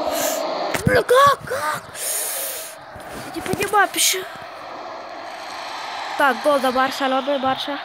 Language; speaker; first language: Russian; non-native, fluent; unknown